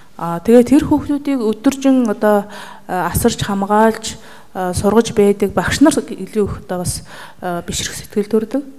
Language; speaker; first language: Mongolian; native; Mongolian